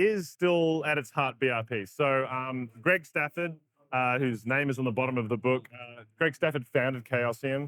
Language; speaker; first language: English; native; English